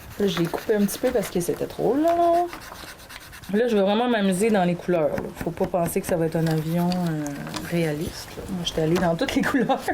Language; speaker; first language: French; native; French